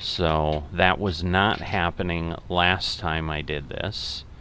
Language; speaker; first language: English; native; English